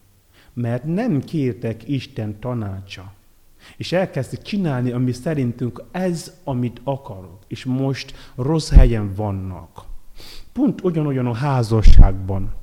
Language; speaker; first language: Hungarian; non-native, learner; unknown